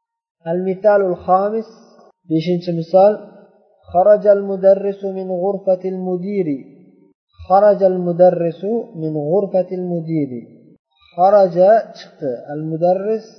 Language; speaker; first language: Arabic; non-native, fluent; Uzbek